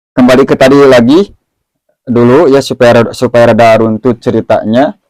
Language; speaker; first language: Indonesian; non-native, local second language; Sundanese